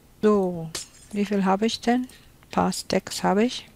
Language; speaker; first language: German; native; German